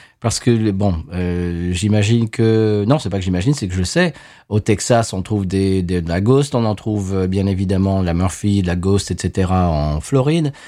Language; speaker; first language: French; native; French